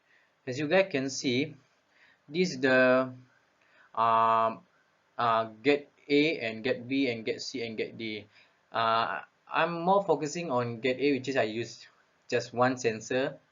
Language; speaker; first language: English; non-native, local second language; Malay